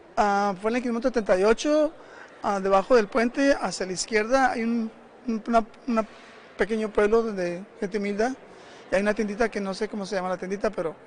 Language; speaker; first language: Spanish; native; Spanish